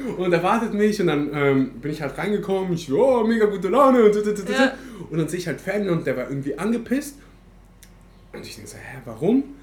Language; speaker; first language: German; native; German